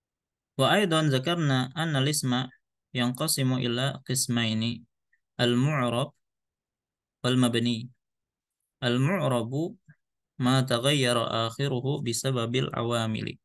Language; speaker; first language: Arabic; non-native, fluent; Indonesian